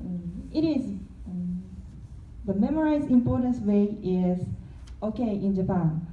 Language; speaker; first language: English; non-native, learner; Korean